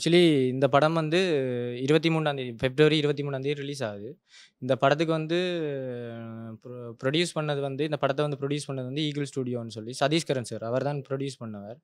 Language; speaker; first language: Tamil; native; Tamil